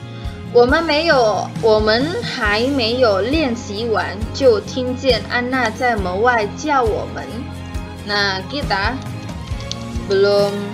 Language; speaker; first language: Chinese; non-native, fluent; Indonesian